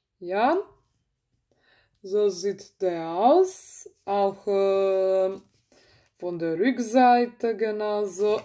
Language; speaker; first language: German; early bilingual, other home language; Macedonian